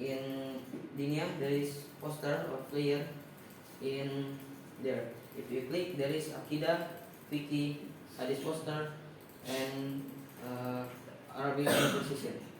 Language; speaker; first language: English; non-native, learner; Indonesian